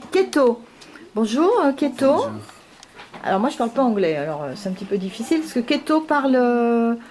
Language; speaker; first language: French; native; French